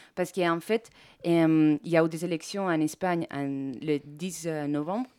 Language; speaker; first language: French; non-native, fluent; Spanish